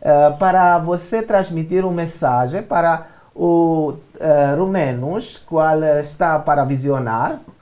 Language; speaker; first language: Portuguese; non-native, learner; Romanian